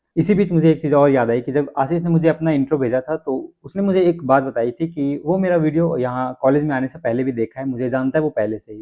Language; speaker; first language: Hindi; native; Hindi